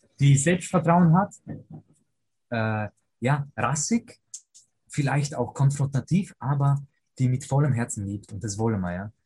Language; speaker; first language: German; early bilingual, other home language; Polish